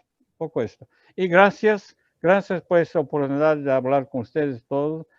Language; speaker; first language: Spanish; non-native, learner; Portuguese